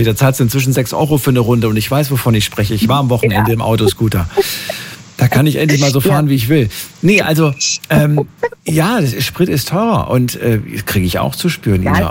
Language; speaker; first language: German; native; German